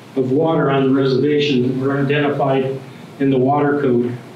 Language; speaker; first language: English; native; English